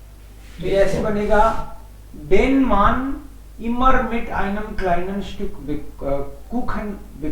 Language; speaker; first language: German; non-native, fluent; Hindi